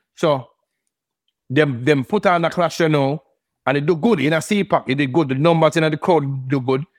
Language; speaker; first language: English; native; English